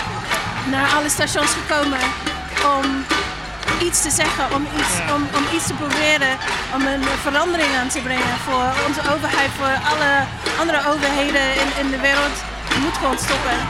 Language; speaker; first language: Dutch; non-native, fluent; English